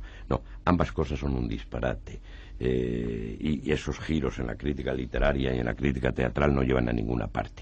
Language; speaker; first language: Spanish; native; Spanish